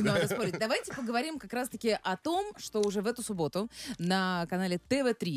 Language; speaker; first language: Russian; native; Russian